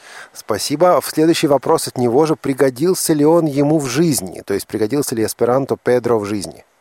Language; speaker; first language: Russian; native; Russian